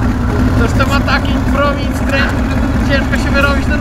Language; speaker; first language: Polish; native; Polish